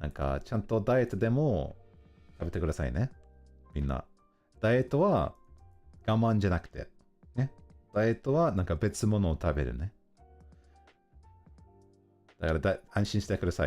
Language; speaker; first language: Japanese; non-native, learner; English